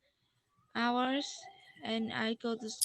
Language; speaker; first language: English; non-native, learner; Vietnamese